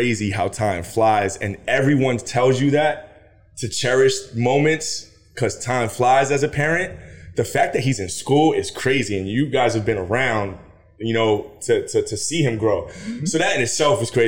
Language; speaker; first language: English; native; English